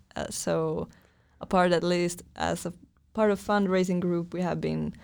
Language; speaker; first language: English; non-native, fluent; Finnish